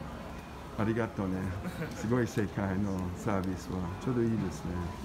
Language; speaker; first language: Japanese; non-native, learner; English